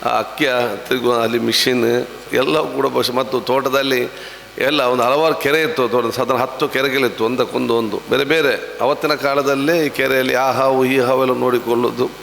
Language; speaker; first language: Kannada; non-native, local second language; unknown